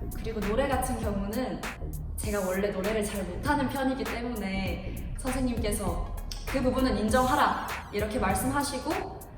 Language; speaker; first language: Korean; native; Korean